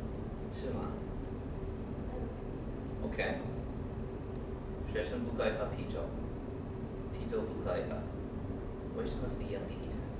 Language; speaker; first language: Chinese; non-native, learner; English